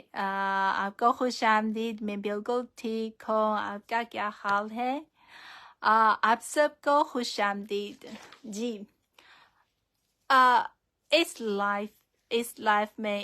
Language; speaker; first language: Urdu; non-native, fluent; Chinese